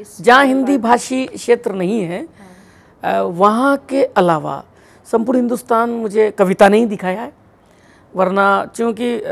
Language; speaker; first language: Hindi; native; Hindi